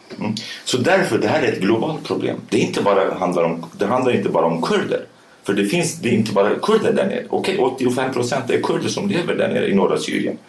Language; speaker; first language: Swedish; early bilingual, other home language; Kurdish